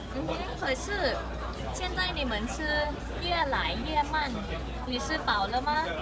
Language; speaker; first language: Chinese; non-native, learner; English